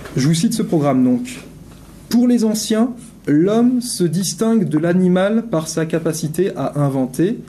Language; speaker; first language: French; native; French